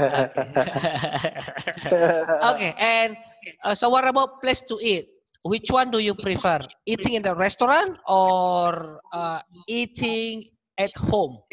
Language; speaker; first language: English; non-native, learner; Indonesian